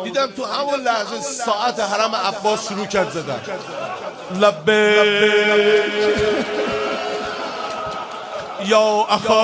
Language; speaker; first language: Persian; native; Persian